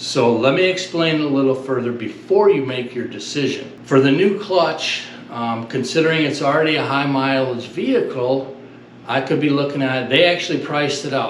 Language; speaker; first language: English; native; English